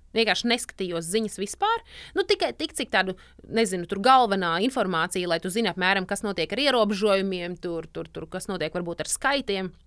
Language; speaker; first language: Latvian; native; Latvian